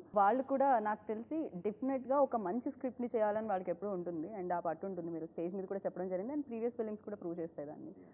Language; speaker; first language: Telugu; native; Telugu